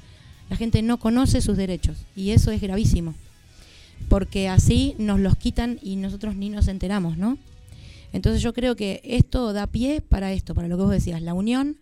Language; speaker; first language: Spanish; native; Spanish